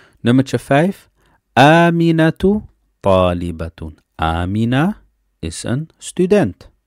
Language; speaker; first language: Dutch; early bilingual, other home language; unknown